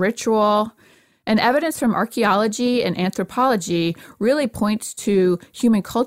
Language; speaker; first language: English; native; English